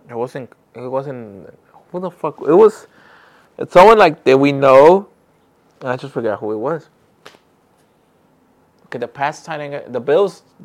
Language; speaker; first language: English; early bilingual, other home language; Spanish